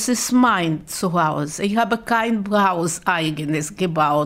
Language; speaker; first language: German; non-native, learner; Russian